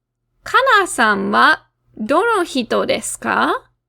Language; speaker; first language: Japanese; non-native, fluent; English